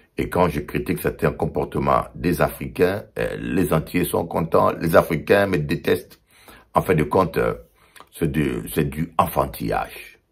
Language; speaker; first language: French; non-native, local second language; Lingala